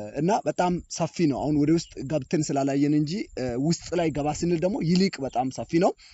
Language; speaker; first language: Amharic; non-native, local second language; Hadiyya